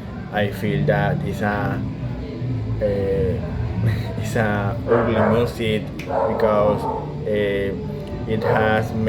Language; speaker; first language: English; non-native, learner; Spanish